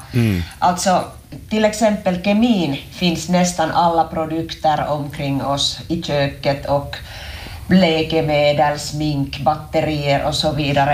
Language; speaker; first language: Swedish; non-native, local second language; Finnish